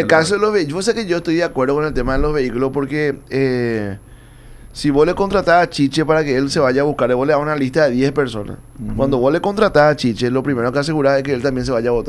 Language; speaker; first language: Spanish; native; Spanish